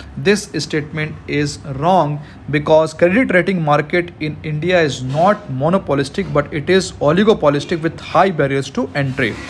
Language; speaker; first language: English; non-native, local second language; Hindi